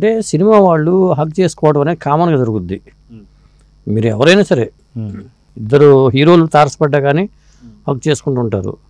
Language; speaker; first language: Telugu; native; Telugu